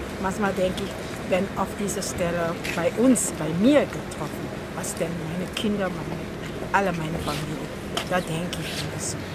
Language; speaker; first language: German; non-native, learner; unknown